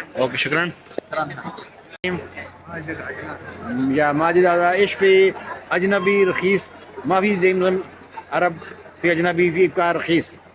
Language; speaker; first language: Arabic; non-native, learner; Urdu